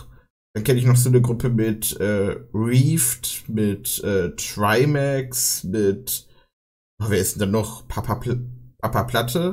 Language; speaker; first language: German; native; German